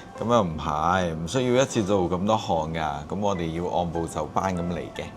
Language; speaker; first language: Cantonese; native; Cantonese